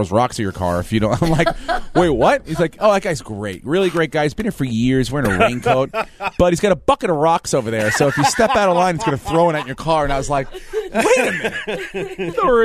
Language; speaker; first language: English; native; English